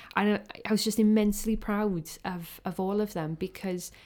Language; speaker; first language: English; native; English